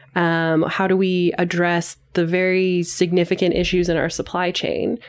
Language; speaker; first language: English; native; English